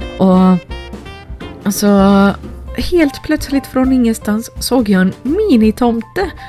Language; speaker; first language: Swedish; early bilingual, other home language; Finnish